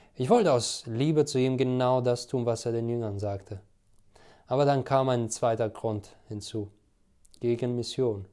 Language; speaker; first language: German; non-native, fluent; Albanian